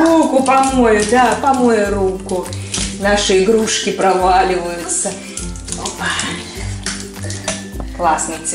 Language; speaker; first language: Russian; native; Russian